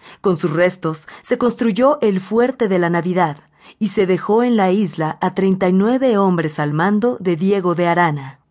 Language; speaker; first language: Spanish; native; Spanish